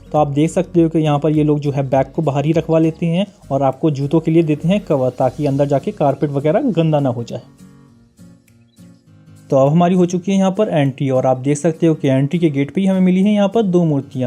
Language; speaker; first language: Hindi; native; Hindi